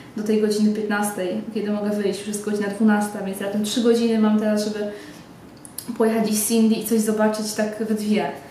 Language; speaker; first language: Polish; native; Polish